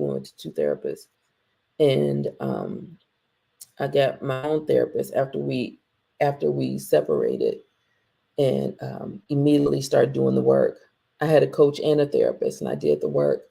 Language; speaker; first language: English; native; English